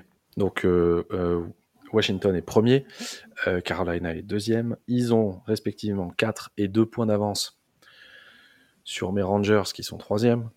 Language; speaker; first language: French; native; French